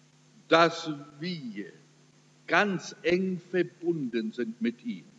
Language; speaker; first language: German; early bilingual, heritage; German